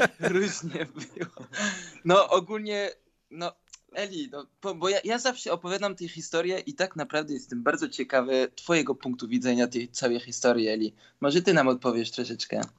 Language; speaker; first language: Polish; early bilingual, heritage; Polish